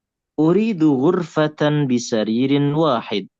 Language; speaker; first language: Arabic; non-native, fluent; Indonesian